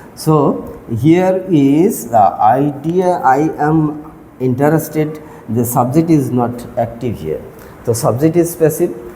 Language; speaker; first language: English; non-native, local second language; Bangla